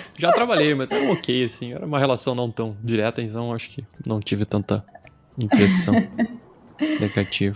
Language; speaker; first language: Portuguese; native; Portuguese